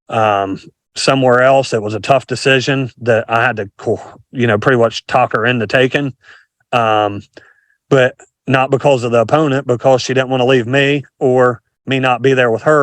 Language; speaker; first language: English; native; English